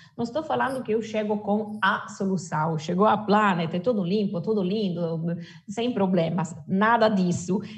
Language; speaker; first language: Portuguese; non-native, fluent; Italian